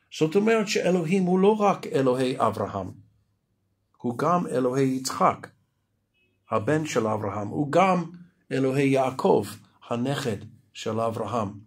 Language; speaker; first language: Hebrew; non-native, fluent; English